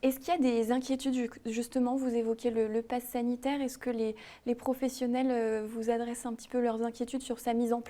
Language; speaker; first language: French; native; French